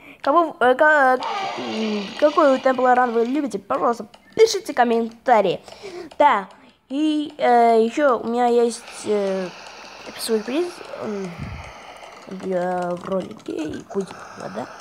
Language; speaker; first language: Russian; non-native, fluent; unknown